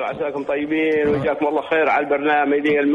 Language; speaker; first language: Arabic; native; Arabic